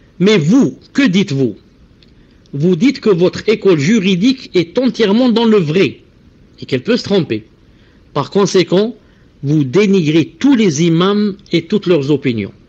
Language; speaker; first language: French; non-native, local second language; Arabic